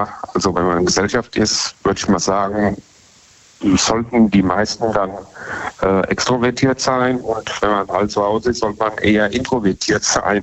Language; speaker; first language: German; native; German